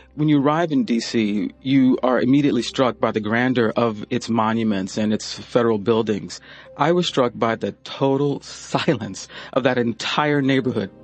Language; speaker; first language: English; native; English